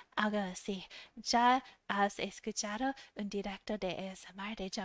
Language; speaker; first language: Spanish; non-native, fluent; English